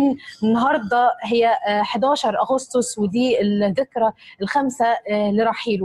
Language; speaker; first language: Arabic; native; Arabic